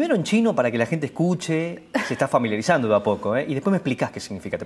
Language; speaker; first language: Spanish; native; Spanish